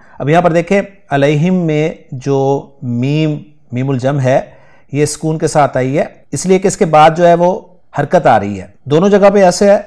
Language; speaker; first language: Urdu; native; Urdu